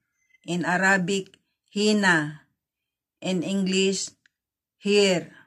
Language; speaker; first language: English; non-native, fluent; Filipino